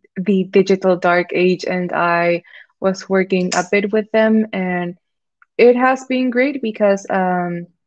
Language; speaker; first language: English; non-native, fluent; Spanish